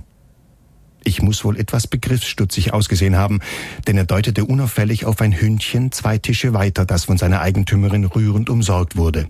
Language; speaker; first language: German; native; German